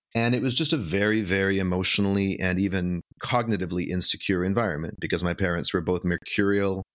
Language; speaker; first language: English; native; English